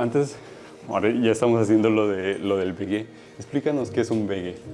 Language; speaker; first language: Spanish; native; Spanish